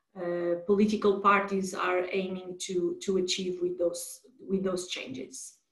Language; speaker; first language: English; non-native, fluent; Portuguese